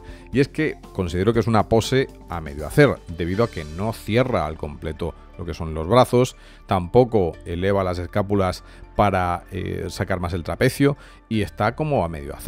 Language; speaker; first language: Spanish; native; Spanish